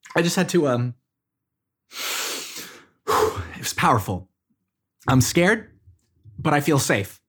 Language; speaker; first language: English; native; English